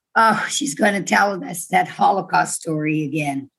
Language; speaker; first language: English; non-native, fluent; Dutch